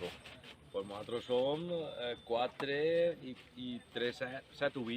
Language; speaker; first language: Catalan; native; Catalan